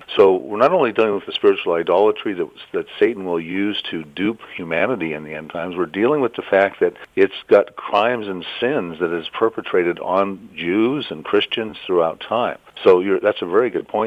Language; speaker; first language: English; native; English